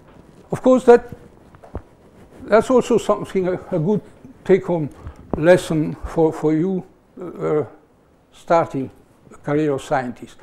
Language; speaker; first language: English; non-native, fluent; French